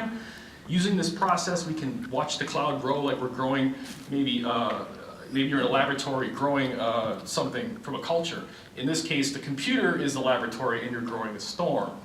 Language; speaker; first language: English; native; English